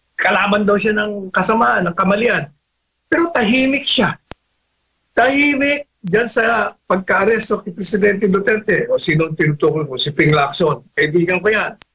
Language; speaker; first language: Filipino; native; Filipino